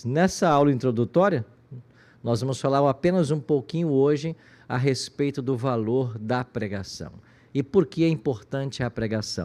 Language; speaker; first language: Portuguese; native; Portuguese